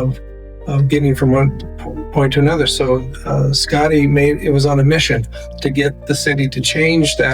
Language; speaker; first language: English; native; English